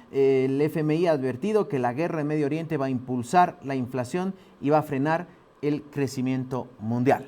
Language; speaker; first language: Spanish; native; Spanish